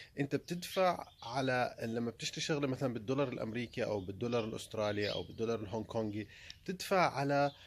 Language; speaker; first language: Arabic; native; Arabic